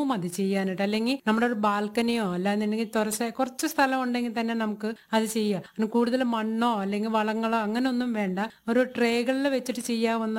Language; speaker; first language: Malayalam; non-native, local second language; Tamil